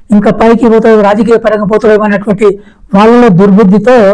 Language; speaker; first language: Telugu; native; Telugu